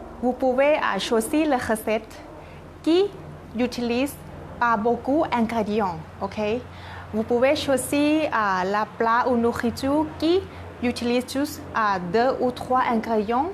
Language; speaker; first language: French; non-native, learner; Thai